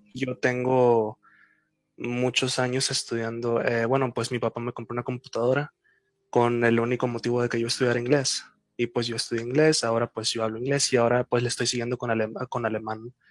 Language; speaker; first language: Spanish; native; Spanish